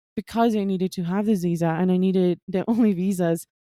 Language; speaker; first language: English; non-native, fluent; Spanish